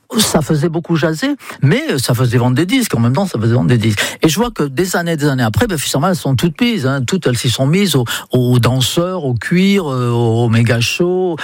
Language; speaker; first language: French; non-native, fluent; English